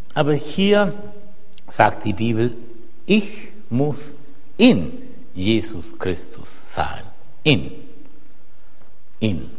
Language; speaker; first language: German; non-native, fluent; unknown